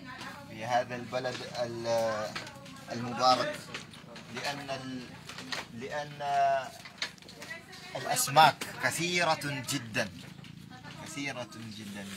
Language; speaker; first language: Arabic; non-native, fluent; Maranao